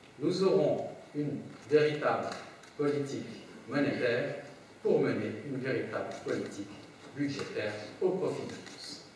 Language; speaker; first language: French; native; French